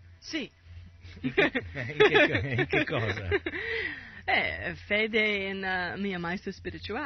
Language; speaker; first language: Italian; non-native, learner; English